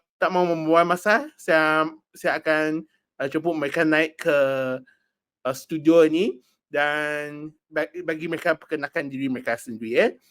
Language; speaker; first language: Malay; non-native, local second language; Chinese